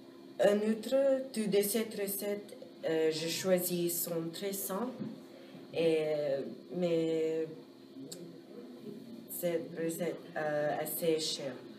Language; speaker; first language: French; non-native, learner; English